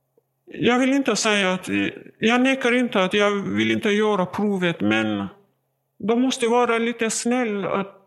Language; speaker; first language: Swedish; non-native, learner; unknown